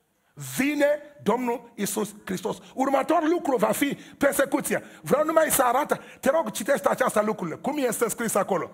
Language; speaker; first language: Romanian; non-native, learner; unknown